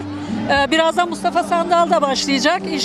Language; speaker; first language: Turkish; native; Turkish